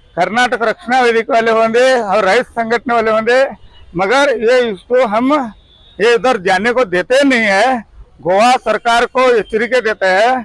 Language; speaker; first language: Hindi; non-native, local second language; Kannada